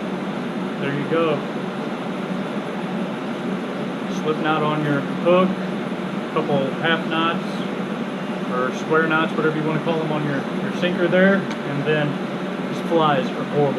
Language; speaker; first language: English; native; English